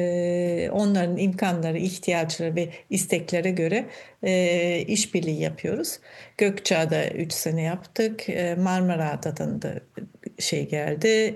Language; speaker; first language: Turkish; non-native, fluent; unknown